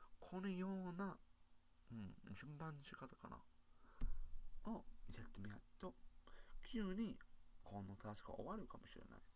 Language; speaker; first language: Japanese; non-native, learner; English